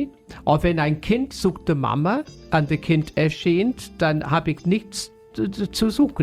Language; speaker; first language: German; non-native, fluent; English